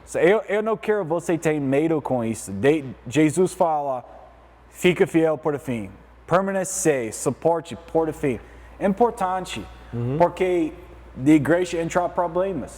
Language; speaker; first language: Portuguese; non-native, learner; English